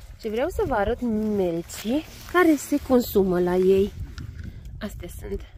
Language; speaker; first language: Romanian; non-native, local second language; Hungarian